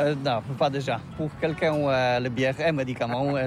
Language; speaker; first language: French; non-native, learner; Polish